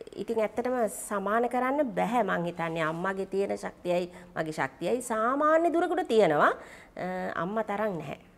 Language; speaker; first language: Sinhala; native; Sinhala